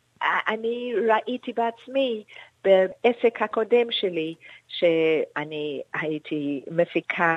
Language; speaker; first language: Hebrew; non-native, fluent; English